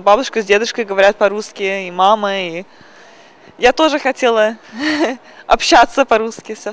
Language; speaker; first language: Russian; early bilingual, other home language; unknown